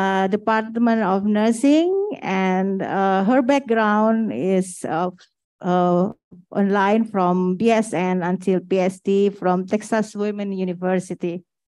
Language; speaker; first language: English; non-native, fluent; Indonesian